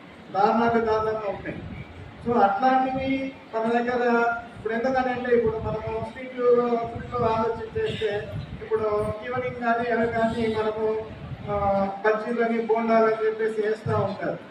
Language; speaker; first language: Telugu; native; Telugu